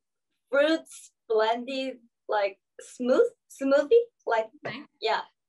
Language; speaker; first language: English; non-native, learner; Korean